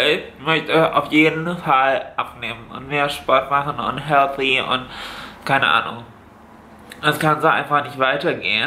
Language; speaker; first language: German; native; German